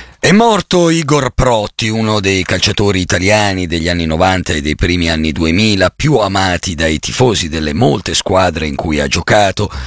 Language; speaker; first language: Italian; native; Italian